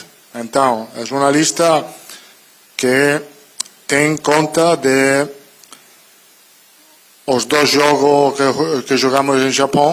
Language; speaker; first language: Portuguese; non-native, learner; Italian